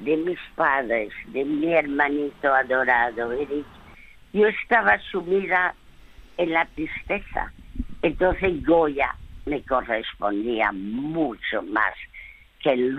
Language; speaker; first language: Spanish; early bilingual, other home language; French